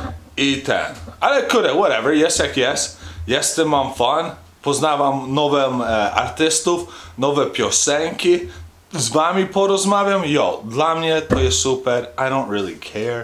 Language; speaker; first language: Polish; early bilingual, heritage; Polish